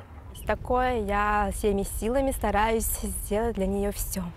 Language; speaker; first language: Russian; native; Russian